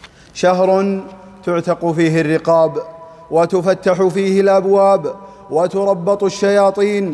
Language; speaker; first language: Arabic; native; Arabic